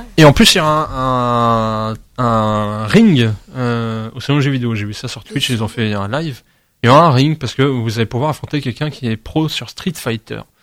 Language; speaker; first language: French; native; French